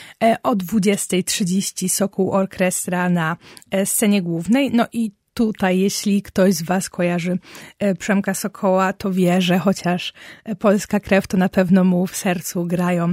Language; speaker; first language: Polish; native; Polish